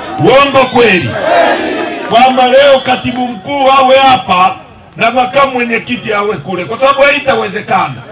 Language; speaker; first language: Swahili; native; Swahili